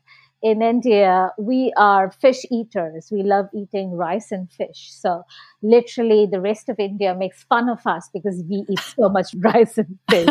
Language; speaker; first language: English; non-native, local second language; Bangla